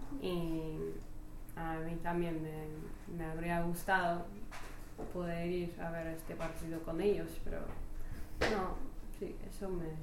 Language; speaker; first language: Spanish; non-native, learner; French